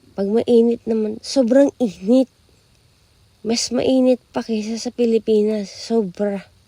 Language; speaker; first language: Filipino; native; Filipino